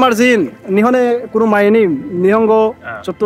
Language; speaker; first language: Japanese; non-native, learner; Bangla